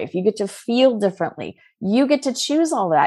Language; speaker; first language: English; native; English